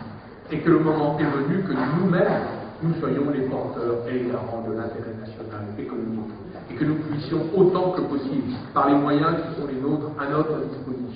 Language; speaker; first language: French; native; French